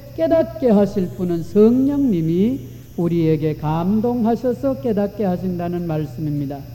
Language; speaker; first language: Korean; native; Korean